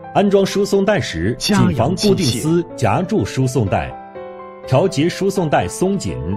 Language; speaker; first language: Chinese; native; Chinese